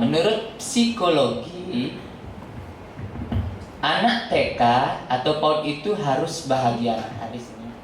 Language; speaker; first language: Indonesian; non-native, local second language; Balinese